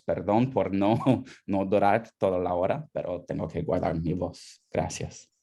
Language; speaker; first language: Spanish; non-native, fluent; English